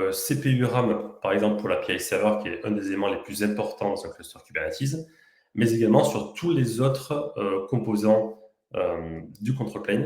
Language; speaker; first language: French; native; French